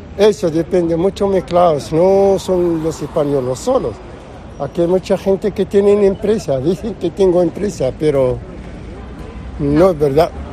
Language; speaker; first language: Spanish; non-native, learner; Arabic